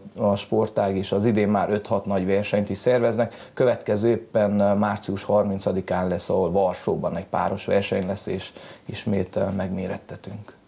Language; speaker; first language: Hungarian; native; Hungarian